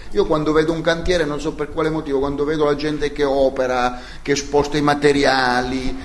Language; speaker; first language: Italian; native; Italian